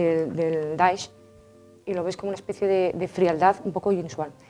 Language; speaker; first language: Spanish; native; Spanish